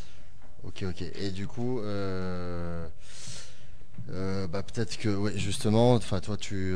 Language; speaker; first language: French; native; French